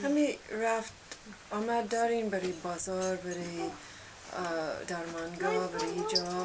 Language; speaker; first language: Persian; non-native, fluent; English